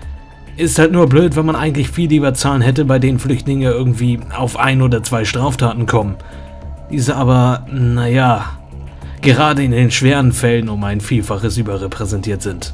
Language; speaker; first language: German; native; German